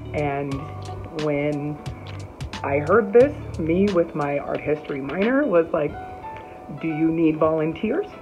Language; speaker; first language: English; native; English